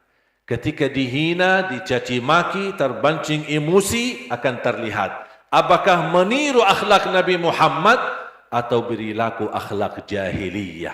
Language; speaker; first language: Indonesian; non-native, fluent; Arabic